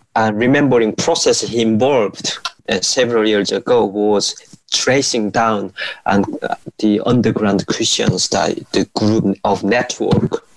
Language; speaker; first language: English; non-native, fluent; Korean